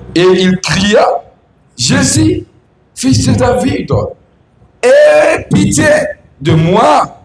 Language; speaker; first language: French; non-native, local second language; Swahili